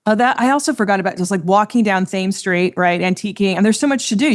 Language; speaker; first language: English; native; English